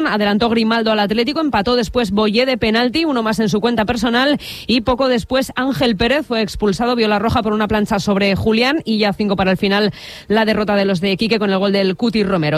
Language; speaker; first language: Spanish; native; Spanish